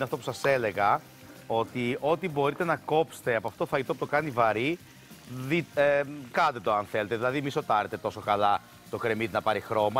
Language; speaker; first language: Greek; native; Greek